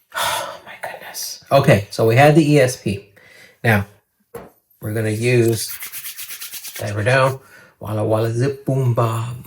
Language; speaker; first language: English; native; English